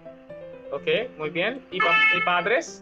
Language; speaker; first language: Spanish; non-native, learner; Hindi